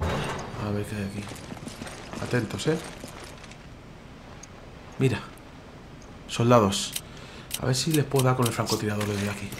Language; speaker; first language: Spanish; native; Spanish